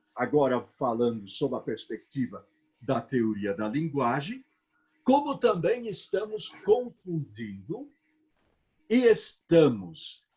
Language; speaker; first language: Portuguese; native; Portuguese